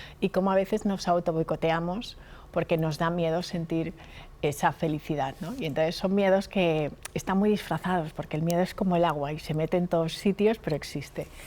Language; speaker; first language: Spanish; early bilingual, other home language; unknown